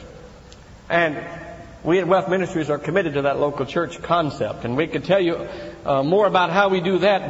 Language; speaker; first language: English; native; English